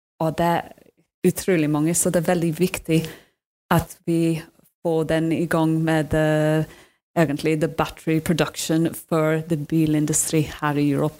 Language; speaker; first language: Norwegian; non-native, fluent; English